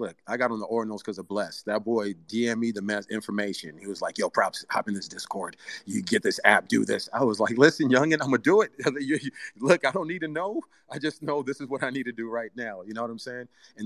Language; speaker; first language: English; early bilingual, other home language; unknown